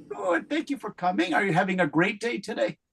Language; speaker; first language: English; native; English